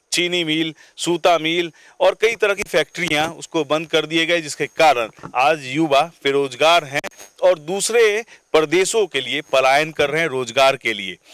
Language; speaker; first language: Hindi; native; Hindi